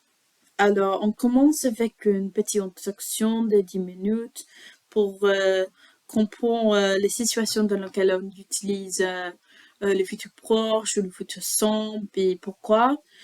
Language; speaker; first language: French; non-native, learner; English